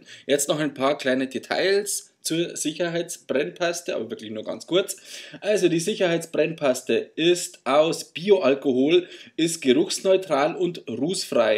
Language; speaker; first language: German; native; German